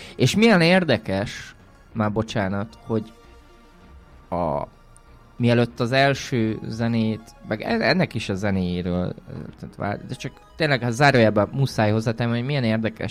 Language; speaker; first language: Hungarian; native; Hungarian